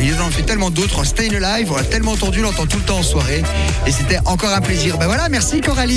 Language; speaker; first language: French; native; French